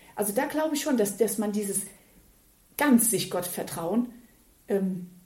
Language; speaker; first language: German; native; German